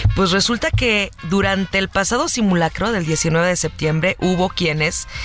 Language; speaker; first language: Spanish; native; Spanish